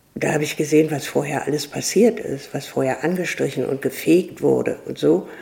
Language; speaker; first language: German; native; German